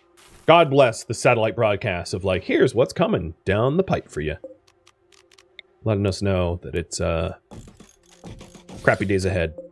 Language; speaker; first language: English; native; English